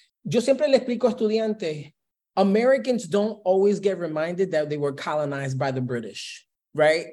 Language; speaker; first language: English; early bilingual, other home language; Spanish